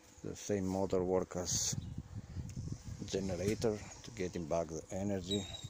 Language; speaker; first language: English; non-native, learner; Greek